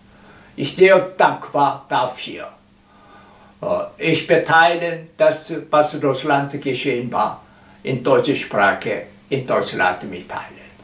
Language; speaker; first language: German; non-native, learner; Korean